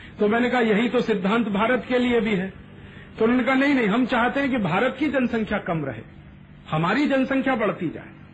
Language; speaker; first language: Hindi; native; Hindi